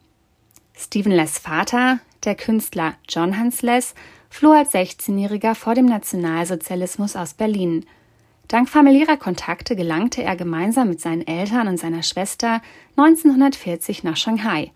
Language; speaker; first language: German; native; German